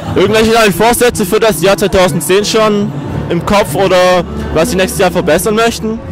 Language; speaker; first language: German; native; German